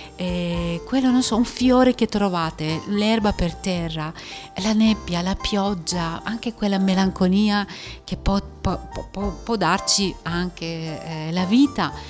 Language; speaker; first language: Italian; non-native, fluent; Persian